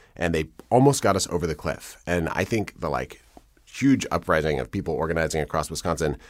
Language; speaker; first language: English; native; English